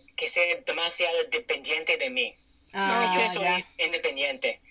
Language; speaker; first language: Spanish; non-native, fluent; English